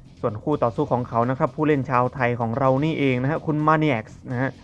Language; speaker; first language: Thai; native; Thai